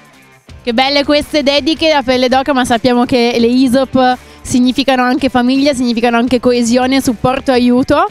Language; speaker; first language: Italian; native; Italian